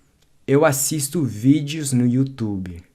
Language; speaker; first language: Portuguese; non-native, fluent; English